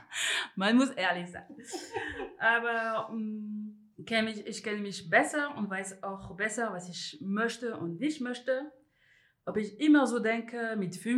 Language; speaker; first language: German; non-native, fluent; French